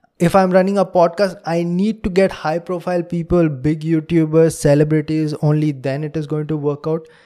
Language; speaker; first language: English; non-native, local second language; Hindi